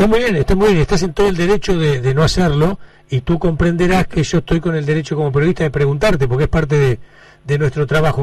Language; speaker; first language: Spanish; native; Spanish